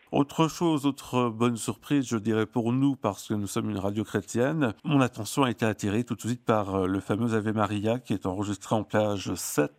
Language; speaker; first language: French; native; French